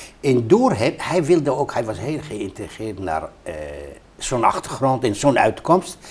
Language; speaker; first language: Dutch; non-native, fluent; Hebrew